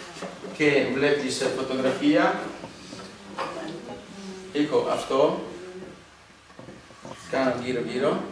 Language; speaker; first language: Greek; non-native, learner; Italian